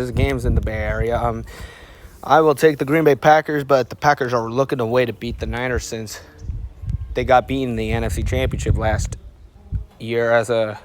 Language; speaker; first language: English; native; English